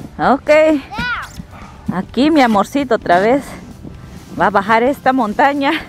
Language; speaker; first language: Spanish; native; Spanish